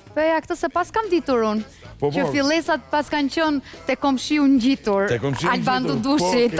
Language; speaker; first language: Albanian; native; Albanian